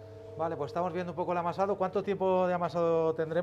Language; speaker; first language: Spanish; native; Spanish